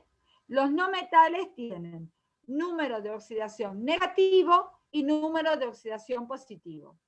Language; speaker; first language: Spanish; native; Spanish